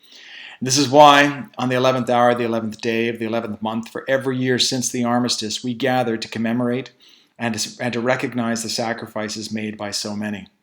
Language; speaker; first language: English; native; English